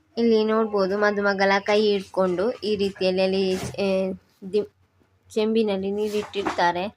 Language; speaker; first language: Kannada; non-native, local second language; Tulu